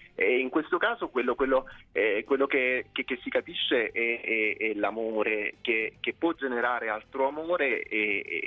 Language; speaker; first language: Italian; native; Italian